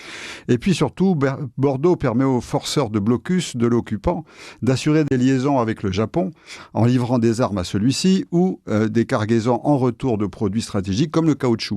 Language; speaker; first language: French; native; French